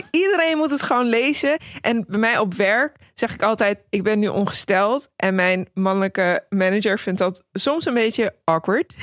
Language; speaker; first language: Dutch; early bilingual, other home language; Persian